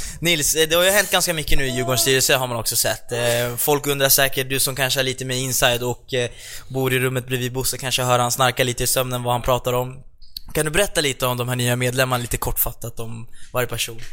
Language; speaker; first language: Swedish; native; Swedish